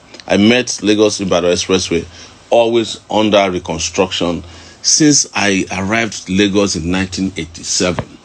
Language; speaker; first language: English; non-native, local second language; Yoruba